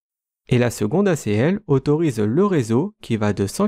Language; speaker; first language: French; native; French